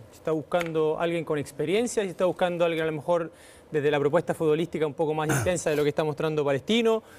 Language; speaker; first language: Spanish; native; Spanish